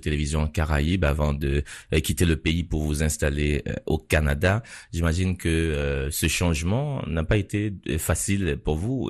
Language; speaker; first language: French; non-native, local second language; Haitian Creole